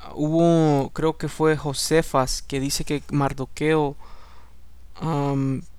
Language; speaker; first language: Spanish; early bilingual, heritage; Spanish